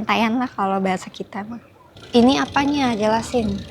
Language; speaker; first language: Indonesian; native; Indonesian